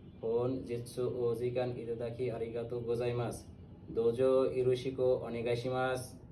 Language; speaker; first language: Japanese; non-native, learner; Bangla